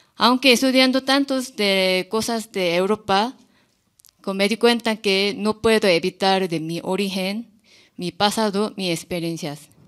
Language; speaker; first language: Spanish; non-native, learner; Korean